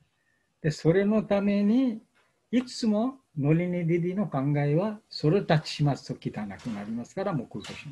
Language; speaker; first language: Japanese; non-native, fluent; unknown